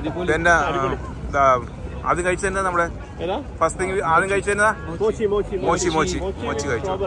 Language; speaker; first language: Malayalam; native; Malayalam